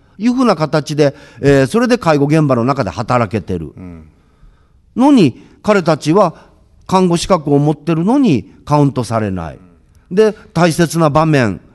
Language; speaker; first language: Japanese; native; Japanese